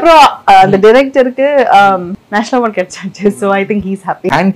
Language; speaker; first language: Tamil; non-native, learner; Malayalam